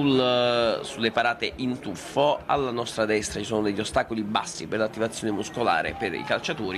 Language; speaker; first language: Italian; native; Italian